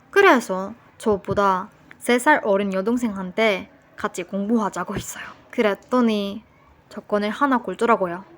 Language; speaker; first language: Korean; non-native, fluent; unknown